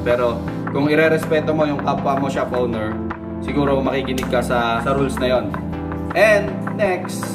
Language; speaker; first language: Filipino; non-native, local second language; Bikol